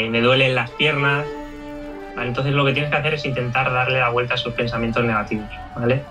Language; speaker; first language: Spanish; native; Spanish